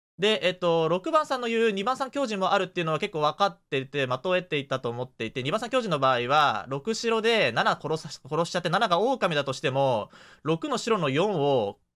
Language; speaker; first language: Japanese; native; Japanese